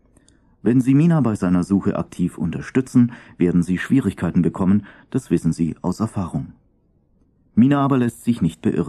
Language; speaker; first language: German; native; German